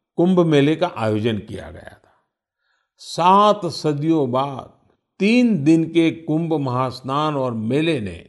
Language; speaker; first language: Hindi; native; Hindi